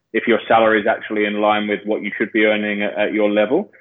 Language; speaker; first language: English; native; English